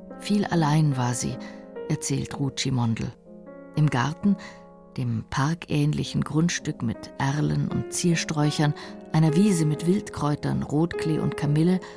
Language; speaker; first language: German; native; German